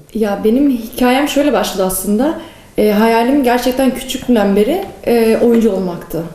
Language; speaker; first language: Turkish; early bilingual, heritage; Turkish